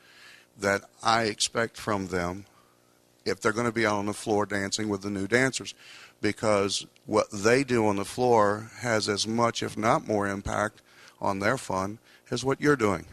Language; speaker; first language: English; native; English